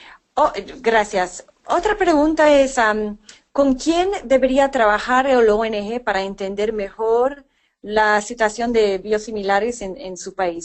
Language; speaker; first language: Spanish; non-native, fluent; English